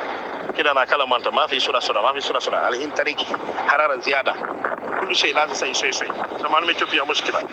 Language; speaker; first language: Arabic; non-native, learner; Amharic